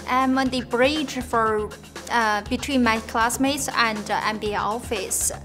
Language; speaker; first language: English; non-native, fluent; Chinese